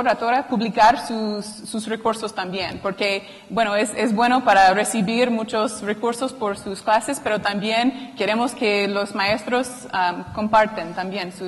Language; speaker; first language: Spanish; non-native, fluent; English